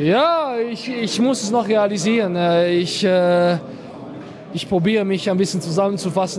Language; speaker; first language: German; non-native, fluent; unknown